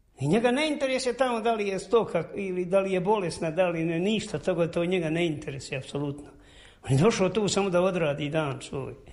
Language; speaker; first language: Serbian; native; Serbian